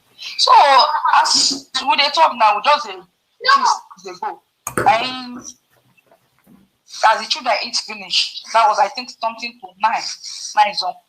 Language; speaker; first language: Nigerian Pidgin; non-native, local second language; Yoruba